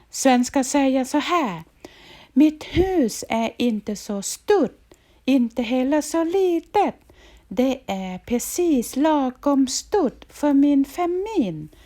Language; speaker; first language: Swedish; non-native, fluent; Thai